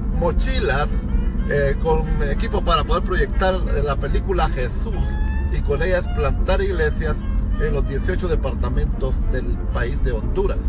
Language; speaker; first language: Spanish; native; Spanish